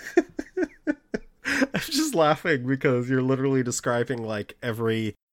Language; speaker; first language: English; early bilingual, other home language; Italian